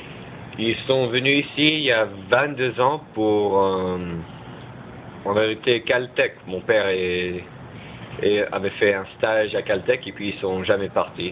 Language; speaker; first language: French; early bilingual, heritage; French